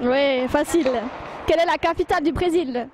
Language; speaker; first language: French; native; French